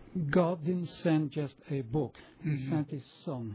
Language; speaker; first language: English; non-native, fluent; French